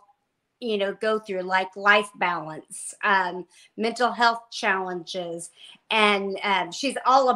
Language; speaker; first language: English; native; English